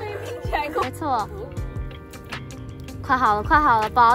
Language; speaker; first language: Chinese; native; Chinese